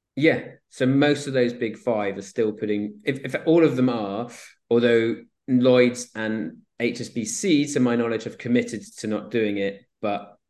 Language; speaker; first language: English; native; English